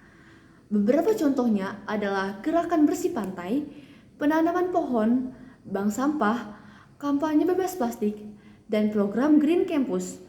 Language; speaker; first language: Indonesian; native; Indonesian